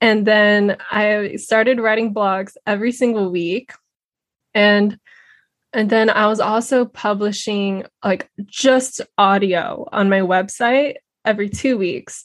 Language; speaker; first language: English; native; English